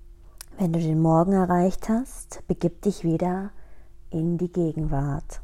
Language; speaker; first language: German; native; German